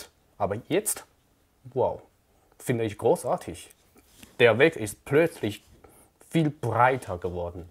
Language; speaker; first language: German; non-native, learner; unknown